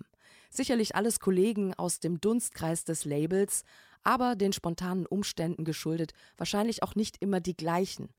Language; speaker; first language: German; native; German